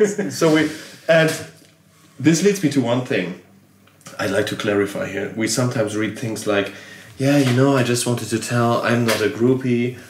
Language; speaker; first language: English; non-native, fluent; German